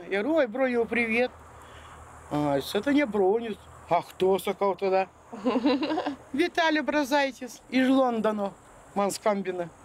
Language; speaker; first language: Russian; non-native, local second language; Lithuanian